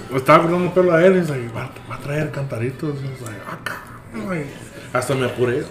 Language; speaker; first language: Spanish; early bilingual, heritage; Spanish